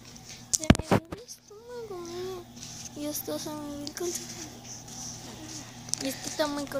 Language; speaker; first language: Spanish; native; Spanish